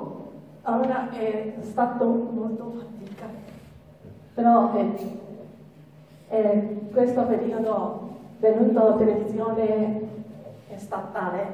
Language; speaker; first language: Italian; non-native, learner; Japanese